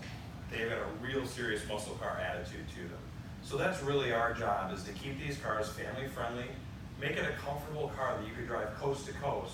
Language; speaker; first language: English; native; English